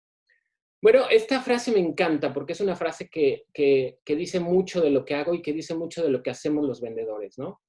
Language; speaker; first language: Spanish; native; Spanish